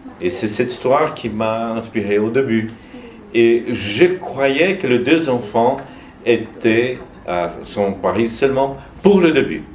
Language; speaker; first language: French; non-native, learner; Portuguese